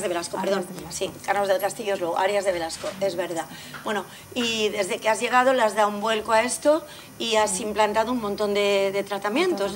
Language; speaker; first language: Spanish; native; Spanish